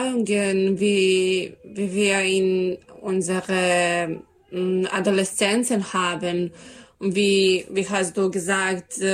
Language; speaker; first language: German; non-native, learner; Serbian